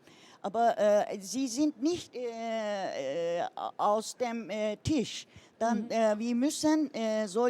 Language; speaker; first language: German; non-native, learner; Turkish